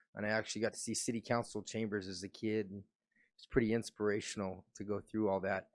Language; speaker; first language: English; native; English